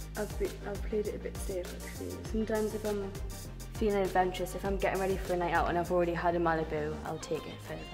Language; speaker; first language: English; native; English